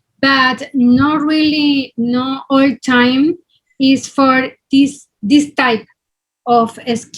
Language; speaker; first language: English; non-native, learner; Spanish